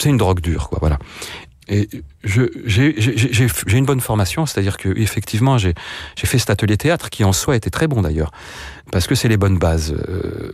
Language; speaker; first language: French; native; French